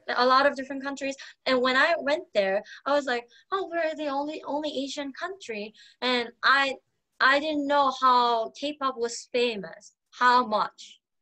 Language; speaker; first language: English; non-native, fluent; Korean